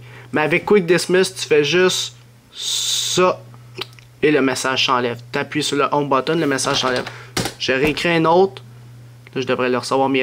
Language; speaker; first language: French; native; French